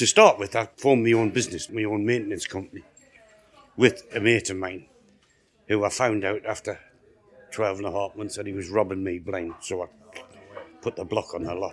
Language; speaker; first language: English; native; English